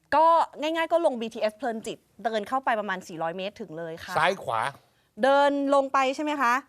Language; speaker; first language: Thai; native; Thai